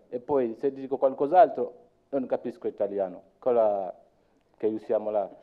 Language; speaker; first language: Italian; non-native, learner; Luo (Kenya and Tanzania)